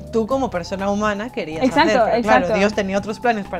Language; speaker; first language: Spanish; native; Spanish